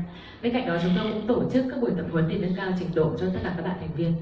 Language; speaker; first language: Vietnamese; native; Vietnamese